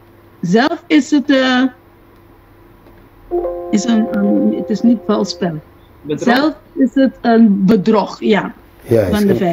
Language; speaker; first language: Dutch; non-native, local second language; Papiamento